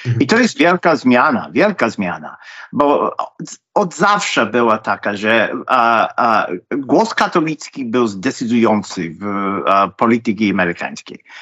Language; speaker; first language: Polish; non-native, fluent; English